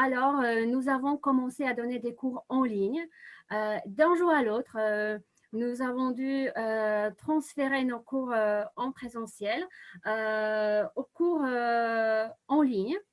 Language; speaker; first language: French; non-native, fluent; Polish